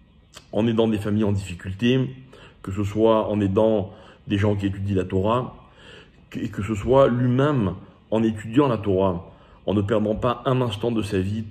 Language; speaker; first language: French; native; French